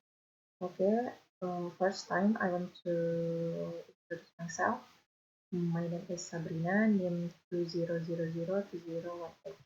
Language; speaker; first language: English; non-native, learner; Indonesian